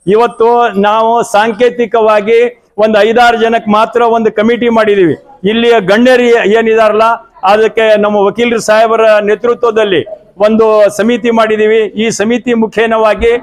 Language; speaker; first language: Kannada; non-native, local second language; Lambadi